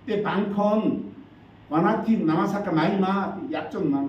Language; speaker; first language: Thai; non-native, learner; Korean